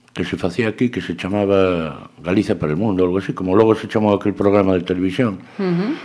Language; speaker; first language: Galician; early bilingual, other home language; Spanish